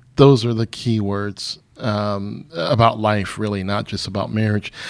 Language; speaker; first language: English; native; English